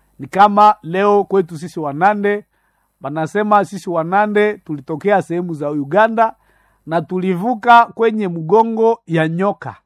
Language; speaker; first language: Swahili; non-native, local second language; Nande